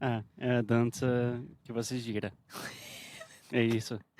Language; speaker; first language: Portuguese; non-native, fluent; English